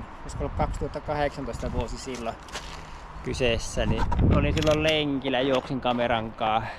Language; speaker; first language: Finnish; native; Finnish